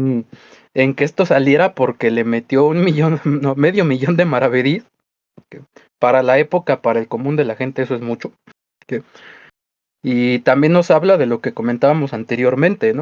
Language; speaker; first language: Spanish; native; Spanish